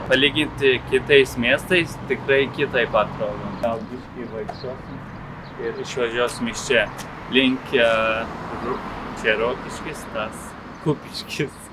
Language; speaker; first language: Lithuanian; non-native, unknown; Turkish